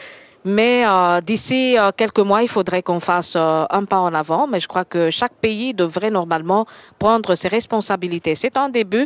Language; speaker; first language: French; native; French